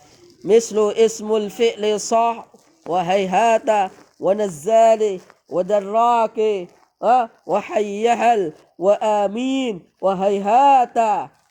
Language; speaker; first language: Arabic; non-native, fluent; Indonesian